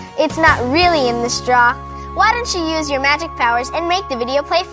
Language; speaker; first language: English; native; English